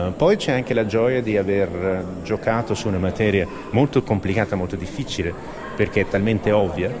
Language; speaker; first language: Italian; native; Italian